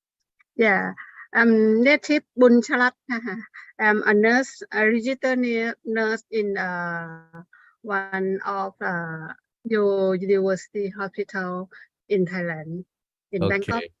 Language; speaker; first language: English; non-native, learner; Thai